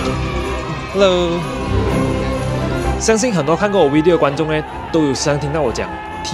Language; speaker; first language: Chinese; native; Chinese